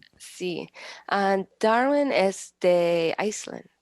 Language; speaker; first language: Spanish; non-native, learner; English